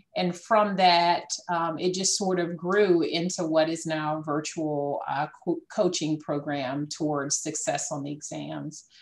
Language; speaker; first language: English; native; English